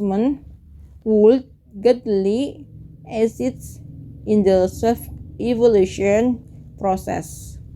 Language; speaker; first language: English; non-native, learner; Indonesian